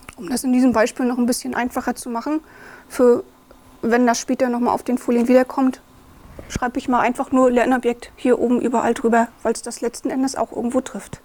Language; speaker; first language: German; native; German